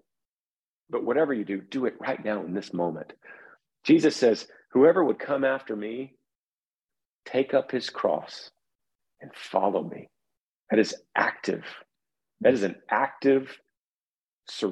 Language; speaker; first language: English; native; English